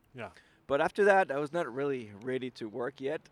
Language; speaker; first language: English; non-native, fluent; French